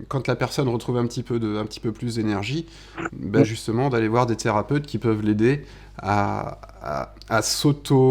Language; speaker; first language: French; native; French